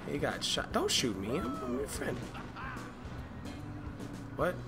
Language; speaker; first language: English; native; English